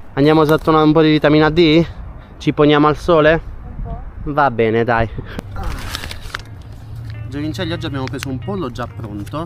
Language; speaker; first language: Italian; native; Italian